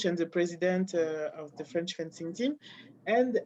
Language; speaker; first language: English; non-native, learner; French